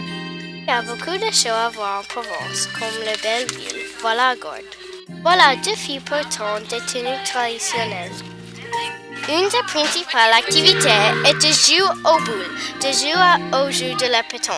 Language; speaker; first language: French; non-native, learner; English